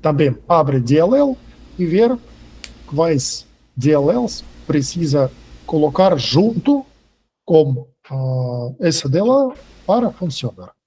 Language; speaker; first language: Portuguese; non-native, fluent; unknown